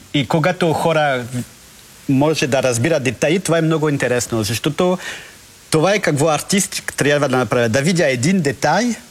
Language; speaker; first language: Bulgarian; non-native, learner; French